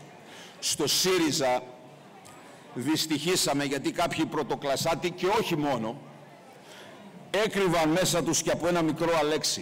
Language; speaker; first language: Greek; native; Greek